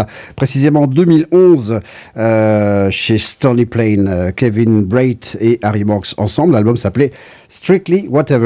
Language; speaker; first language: French; native; French